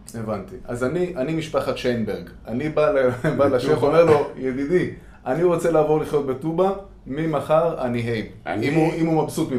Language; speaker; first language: Hebrew; native; Hebrew